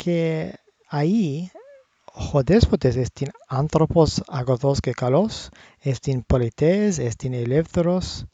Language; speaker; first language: Greek; non-native, learner; English